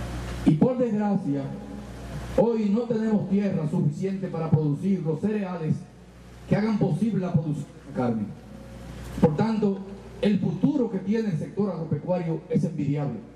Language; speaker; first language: Spanish; native; Spanish